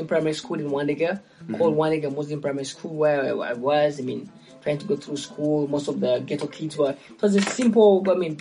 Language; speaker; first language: English; non-native, local second language; Ganda